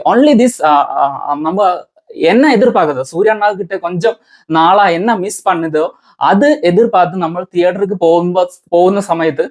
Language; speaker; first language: Tamil; non-native, learner; Malayalam